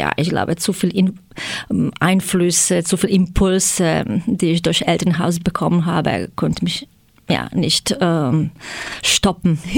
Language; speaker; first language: German; non-native, fluent; Croatian